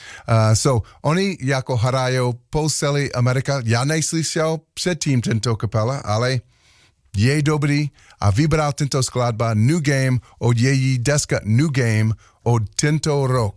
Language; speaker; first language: Czech; non-native, learner; English